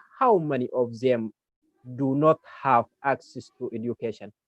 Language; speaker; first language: English; non-native, learner; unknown